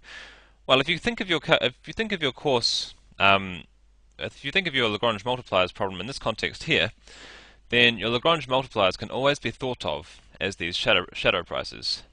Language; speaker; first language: English; native; English